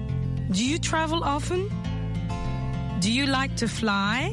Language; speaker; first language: English; non-native, fluent; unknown